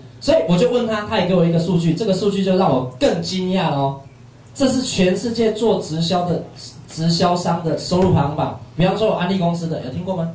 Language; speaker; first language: Chinese; native; Chinese